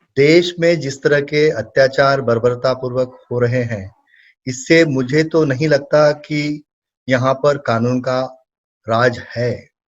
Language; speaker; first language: Hindi; non-native, local second language; Marathi